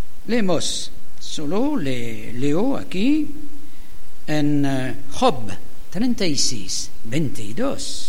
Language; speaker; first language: Spanish; non-native, fluent; French